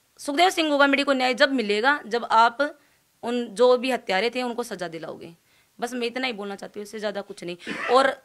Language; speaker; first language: Hindi; native; Hindi